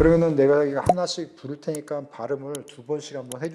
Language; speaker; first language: Korean; native; Korean